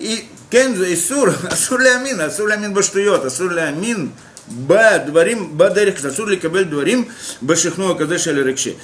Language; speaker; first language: Hebrew; non-native, fluent; Russian